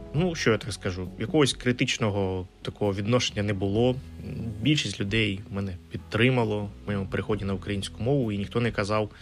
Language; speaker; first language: Ukrainian; non-native, local second language; Russian